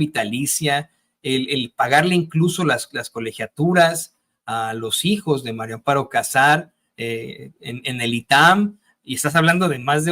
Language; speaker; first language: Spanish; native; Spanish